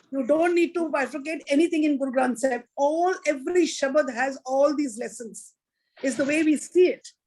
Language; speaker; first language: English; non-native, local second language; Punjabi